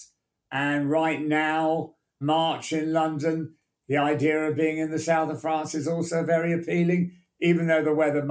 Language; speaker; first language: English; native; English